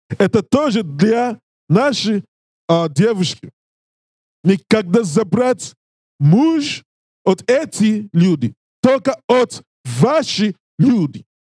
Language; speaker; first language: Russian; non-native, learner; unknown